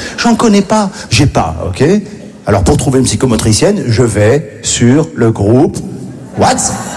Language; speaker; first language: French; native; French